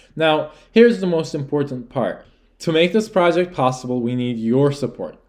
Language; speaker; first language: English; early bilingual, other home language; Turkish